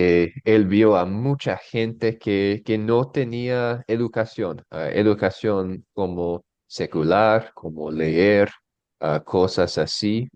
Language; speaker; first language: Spanish; non-native, fluent; English